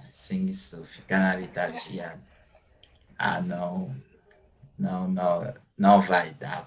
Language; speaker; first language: Portuguese; non-native, fluent; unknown